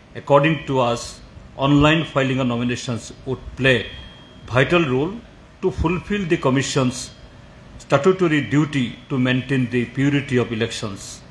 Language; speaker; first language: English; non-native, local second language; Bangla